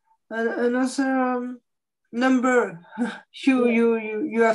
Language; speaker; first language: English; non-native, fluent; French